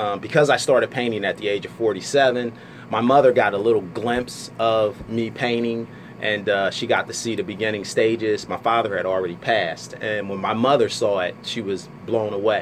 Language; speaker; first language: English; native; English